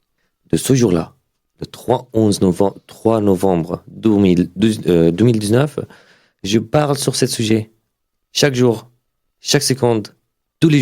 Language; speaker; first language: French; non-native, learner; Arabic